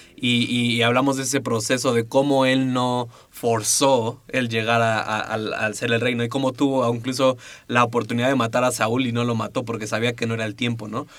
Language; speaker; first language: Spanish; native; Spanish